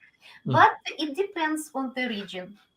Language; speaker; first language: English; non-native, learner; Ukrainian